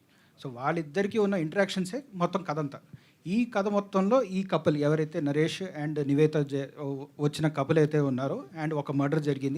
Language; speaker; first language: Telugu; native; Telugu